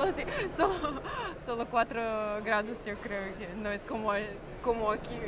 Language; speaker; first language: Spanish; non-native, fluent; Russian